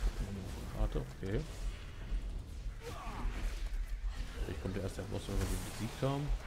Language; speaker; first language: German; native; German